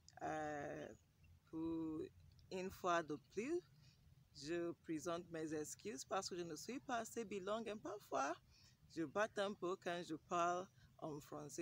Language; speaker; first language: French; non-native, learner; English